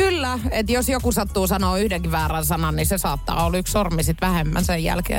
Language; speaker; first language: Finnish; native; Finnish